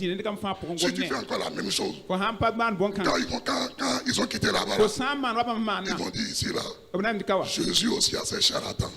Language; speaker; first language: French; non-native, local second language; Fon